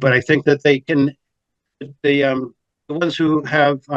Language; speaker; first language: English; native; English